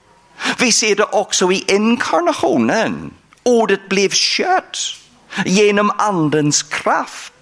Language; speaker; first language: Swedish; non-native, fluent; English